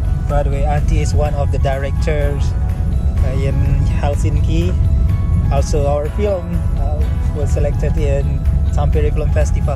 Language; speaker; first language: English; non-native, learner; Indonesian